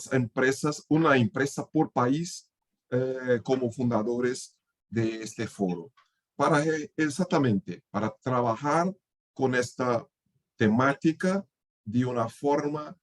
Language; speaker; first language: Spanish; non-native, fluent; Portuguese